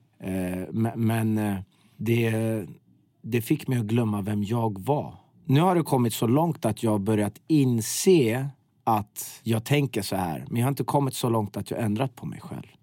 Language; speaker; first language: Swedish; early bilingual, other home language; Persian